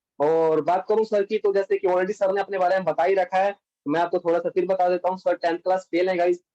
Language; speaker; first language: Hindi; native; Hindi